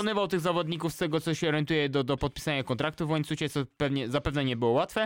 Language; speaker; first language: Polish; native; Polish